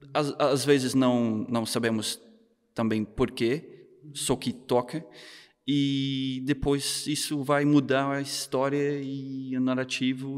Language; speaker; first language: Portuguese; non-native, fluent; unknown